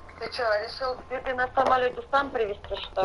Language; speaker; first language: Russian; native; Russian